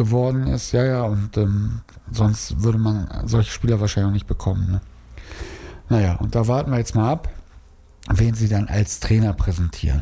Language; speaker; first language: German; native; German